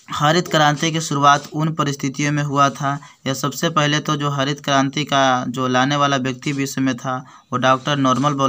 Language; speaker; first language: Hindi; native; Hindi